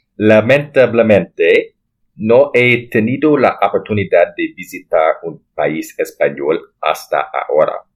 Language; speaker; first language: Spanish; non-native, learner; English